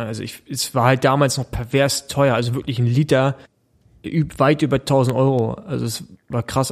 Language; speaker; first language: German; native; German